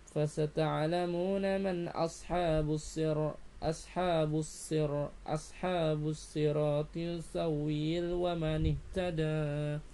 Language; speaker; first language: Arabic; non-native, fluent; Indonesian